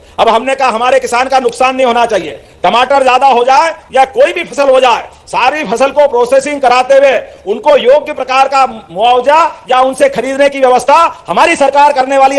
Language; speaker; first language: Hindi; native; Hindi